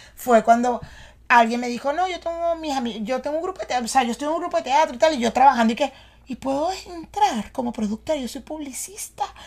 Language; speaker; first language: Spanish; native; Spanish